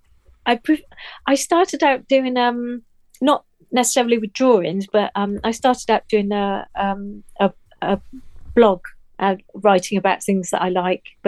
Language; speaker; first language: English; native; English